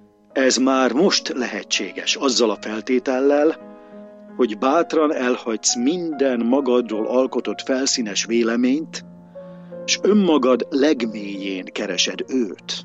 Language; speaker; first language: Hungarian; native; Hungarian